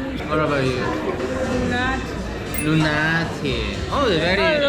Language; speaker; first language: English; non-native, learner; Korean